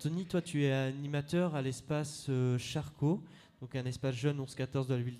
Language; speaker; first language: French; native; French